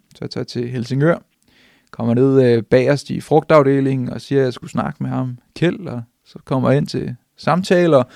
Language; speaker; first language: Danish; native; Danish